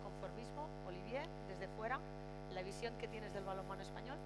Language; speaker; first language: Spanish; native; Spanish